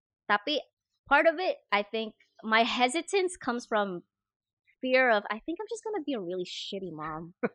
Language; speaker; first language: English; non-native, fluent; Indonesian